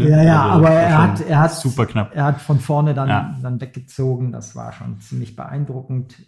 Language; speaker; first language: German; native; German